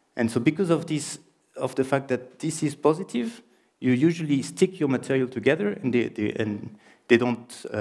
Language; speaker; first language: English; non-native, fluent; French